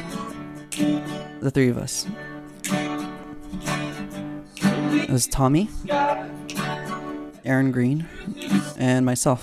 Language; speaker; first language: English; non-native, local second language; Filipino